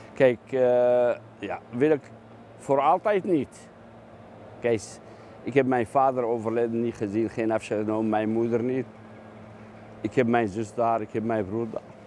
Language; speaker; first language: Dutch; non-native, fluent; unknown